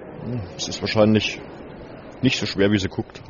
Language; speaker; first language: German; native; German